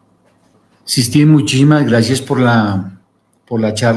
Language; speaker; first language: Spanish; native; Spanish